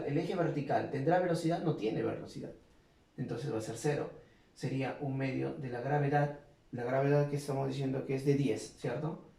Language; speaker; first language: Spanish; native; Spanish